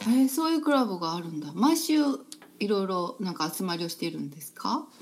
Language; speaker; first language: Japanese; native; Japanese